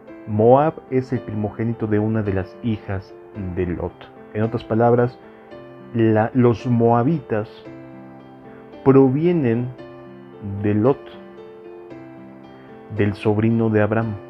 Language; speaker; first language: Spanish; native; Spanish